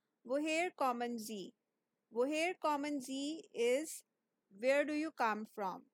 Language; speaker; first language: German; non-native, fluent; Hindi